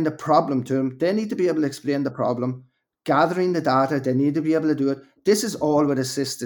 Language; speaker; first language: English; native; English